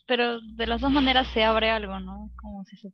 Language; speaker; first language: Spanish; native; Spanish